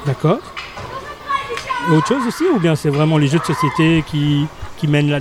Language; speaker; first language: French; native; French